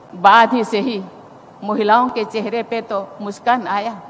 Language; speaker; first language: Hindi; non-native, local second language; Santali